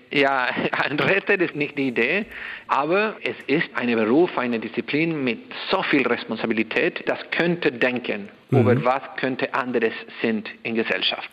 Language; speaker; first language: German; non-native, learner; Spanish